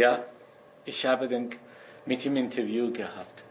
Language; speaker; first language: German; non-native, learner; Persian